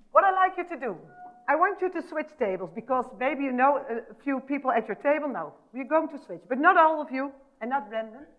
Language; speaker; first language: English; non-native, fluent; Dutch